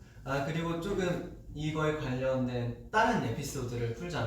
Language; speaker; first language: Korean; native; Korean